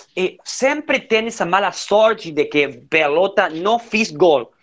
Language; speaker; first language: Portuguese; non-native, learner; Spanish